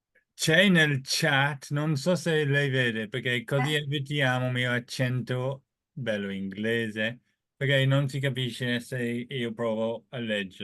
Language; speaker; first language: Italian; non-native, fluent; English